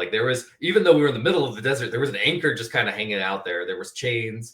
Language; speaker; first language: English; native; English